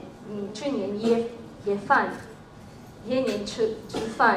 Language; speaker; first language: Chinese; non-native, learner; Georgian